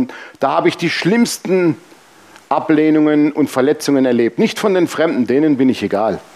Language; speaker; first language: German; native; German